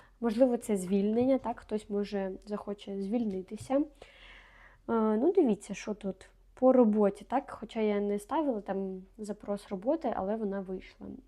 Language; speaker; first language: Ukrainian; non-native, local second language; Russian